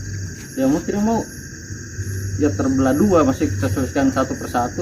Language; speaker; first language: Indonesian; native; Indonesian